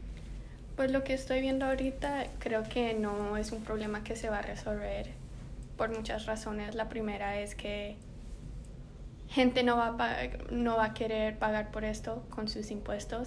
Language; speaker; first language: Spanish; early bilingual, heritage; Spanish